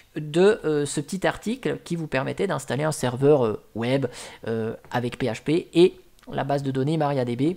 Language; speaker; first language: French; native; French